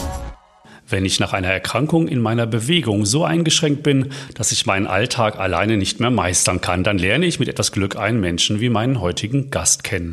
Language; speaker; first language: German; native; German